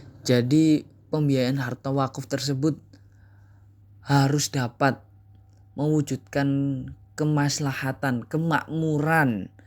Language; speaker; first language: Indonesian; native; Indonesian